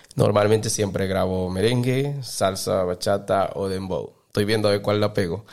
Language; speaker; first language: Spanish; native; Spanish